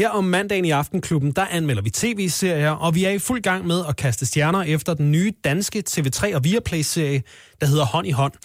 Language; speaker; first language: Danish; native; Danish